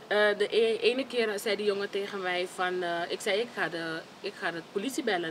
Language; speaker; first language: Dutch; non-native, fluent; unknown